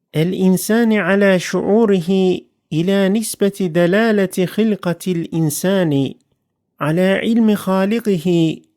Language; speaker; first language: Arabic; non-native, fluent; Turkish